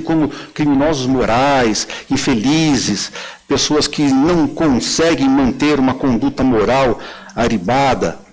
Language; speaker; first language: Portuguese; native; Portuguese